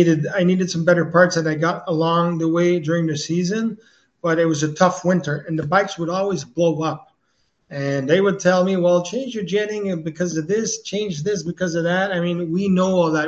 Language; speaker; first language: English; non-native, fluent; French